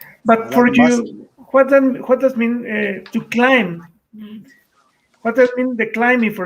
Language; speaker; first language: English; non-native, fluent; Spanish